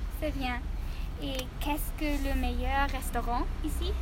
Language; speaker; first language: French; non-native, learner; German